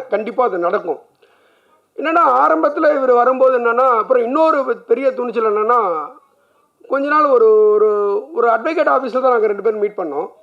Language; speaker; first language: Tamil; native; Tamil